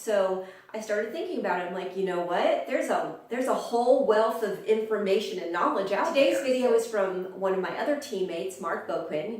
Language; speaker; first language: English; native; English